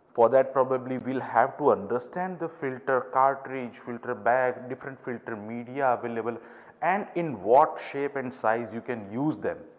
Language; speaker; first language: English; non-native, local second language; Gujarati